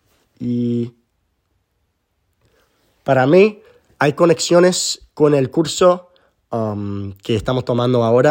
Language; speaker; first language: Spanish; early bilingual, heritage; Spanish